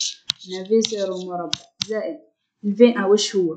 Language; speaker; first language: Arabic; native; Arabic